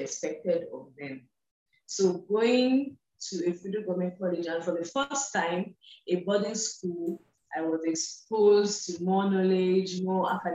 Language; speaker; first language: English; non-native, local second language; Igbo